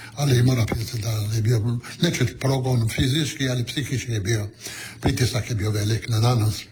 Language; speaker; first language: Croatian; non-native, local second language; Italian